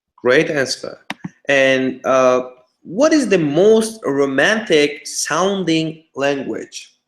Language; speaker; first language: English; non-native, fluent; Turkish